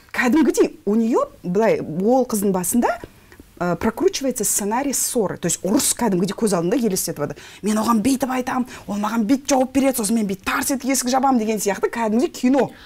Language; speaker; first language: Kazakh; non-native, local second language; Russian